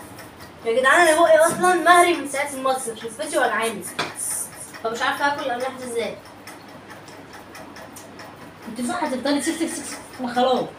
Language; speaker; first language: Arabic; native; Arabic